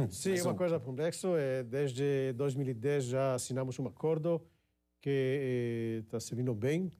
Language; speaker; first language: Portuguese; non-native, fluent; Hebrew